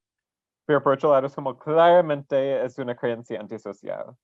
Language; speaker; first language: Spanish; non-native, fluent; English